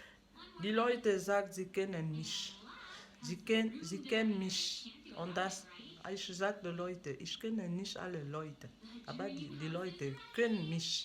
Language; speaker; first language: German; non-native, learner; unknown